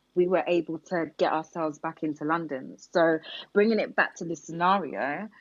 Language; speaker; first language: English; native; English